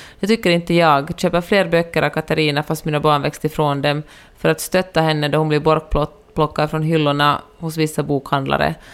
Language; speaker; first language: Swedish; native; Swedish